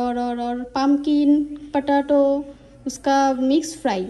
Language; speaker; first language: Hindi; non-native, local second language; Bangla